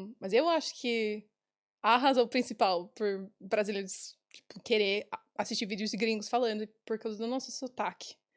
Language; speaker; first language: Portuguese; non-native, fluent; English